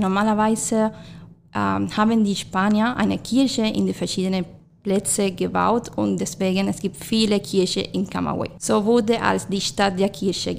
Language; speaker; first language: German; non-native, fluent; Spanish